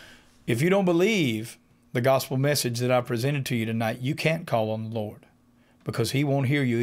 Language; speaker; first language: English; native; English